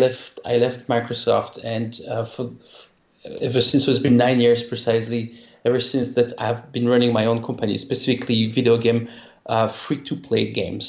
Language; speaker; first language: English; non-native, fluent; French